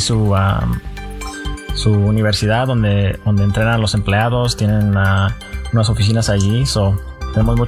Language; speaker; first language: Spanish; early bilingual, heritage; Spanish